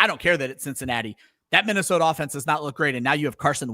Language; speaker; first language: English; native; English